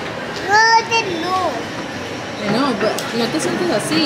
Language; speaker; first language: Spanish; early bilingual, heritage; English